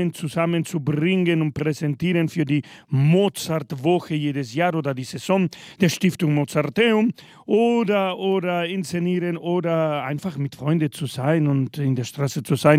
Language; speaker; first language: German; non-native, fluent; Spanish